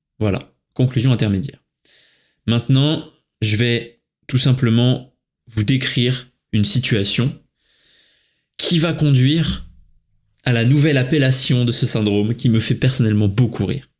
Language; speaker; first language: French; native; French